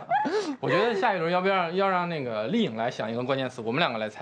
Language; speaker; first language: Chinese; native; Chinese